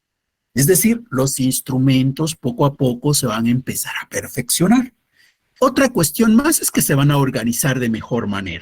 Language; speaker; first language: Spanish; native; Spanish